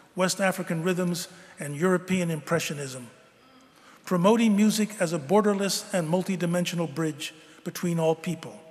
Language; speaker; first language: English; native; English